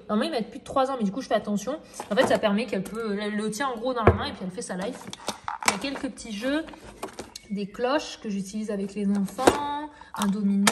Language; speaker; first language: French; native; French